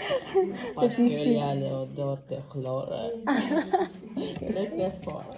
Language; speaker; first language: French; non-native, learner; Vietnamese